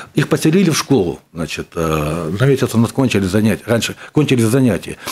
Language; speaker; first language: Russian; native; Russian